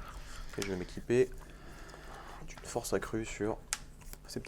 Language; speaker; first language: French; native; French